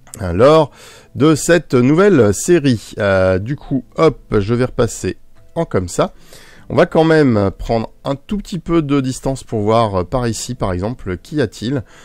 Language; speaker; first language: French; native; French